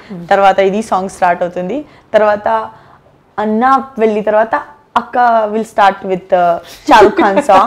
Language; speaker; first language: Telugu; non-native, learner; Gujarati